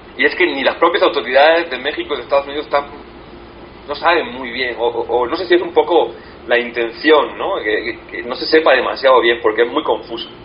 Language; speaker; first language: Spanish; native; Spanish